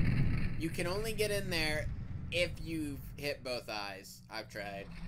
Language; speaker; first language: English; native; English